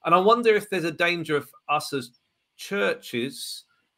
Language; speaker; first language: English; native; English